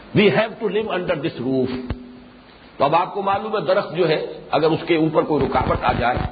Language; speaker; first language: Urdu; native; Urdu